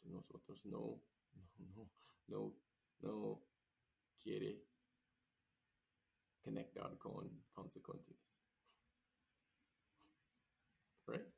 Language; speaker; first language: Spanish; non-native, learner; English